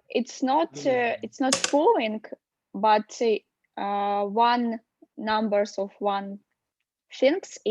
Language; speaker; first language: English; non-native, learner; Russian